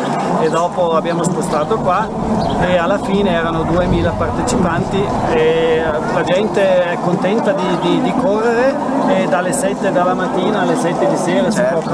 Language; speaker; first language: Italian; non-native, local second language; German